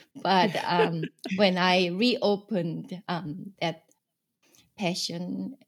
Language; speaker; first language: English; non-native, fluent; Korean